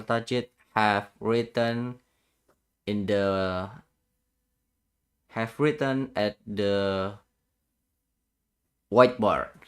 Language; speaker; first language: English; non-native, learner; Indonesian